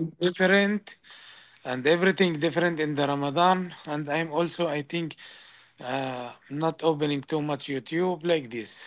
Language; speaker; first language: English; non-native, learner; Arabic